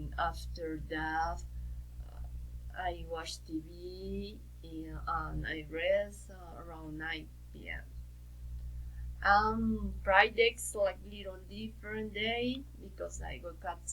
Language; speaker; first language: English; non-native, learner; Spanish